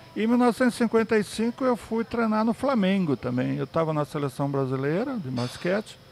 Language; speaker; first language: Portuguese; native; Portuguese